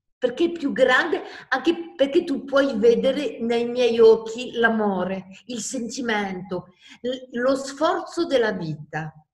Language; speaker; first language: Italian; non-native, fluent; French